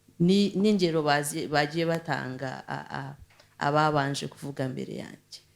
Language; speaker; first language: Kinyarwanda; early bilingual, heritage; Kinyarwanda